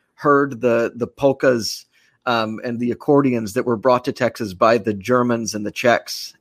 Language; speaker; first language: English; native; English